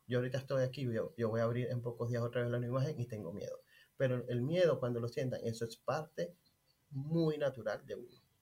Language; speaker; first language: Spanish; native; Spanish